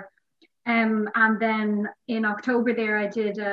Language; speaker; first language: English; native; English